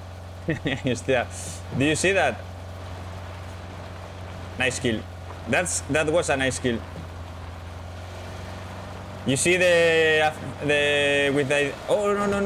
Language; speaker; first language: English; non-native, learner; Spanish